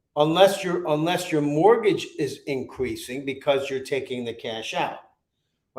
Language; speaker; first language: English; native; English